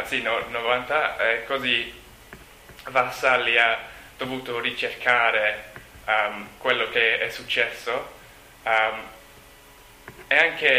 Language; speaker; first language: Italian; non-native, learner; English